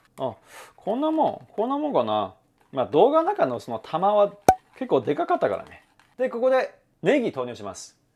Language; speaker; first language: Japanese; non-native, fluent; Chinese